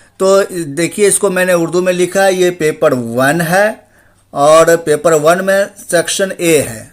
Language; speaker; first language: Urdu; native; Urdu